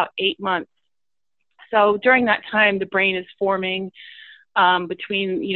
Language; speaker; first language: English; native; English